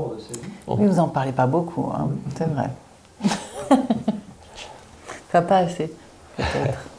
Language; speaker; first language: French; native; French